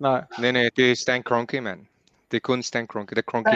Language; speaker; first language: Swedish; early bilingual, heritage; Swedish